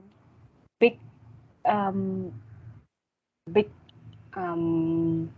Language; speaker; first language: English; non-native, learner; Vietnamese